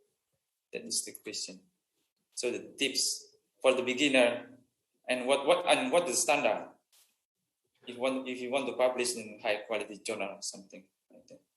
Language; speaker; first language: English; non-native, fluent; Indonesian